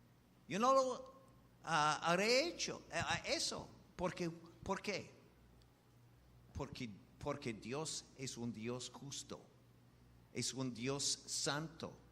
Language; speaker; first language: Spanish; non-native, fluent; English